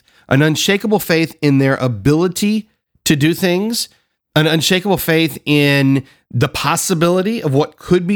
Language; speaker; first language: English; native; English